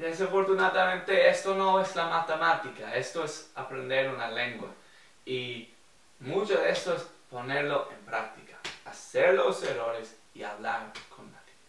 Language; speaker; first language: Spanish; non-native, fluent; English